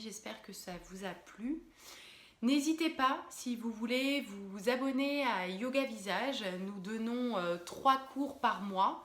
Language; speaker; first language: French; native; French